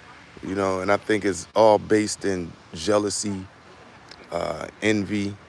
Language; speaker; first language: English; native; English